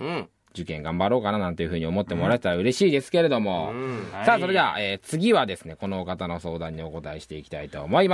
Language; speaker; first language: Japanese; native; Japanese